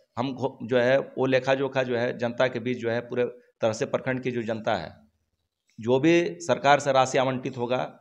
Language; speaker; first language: Hindi; native; Hindi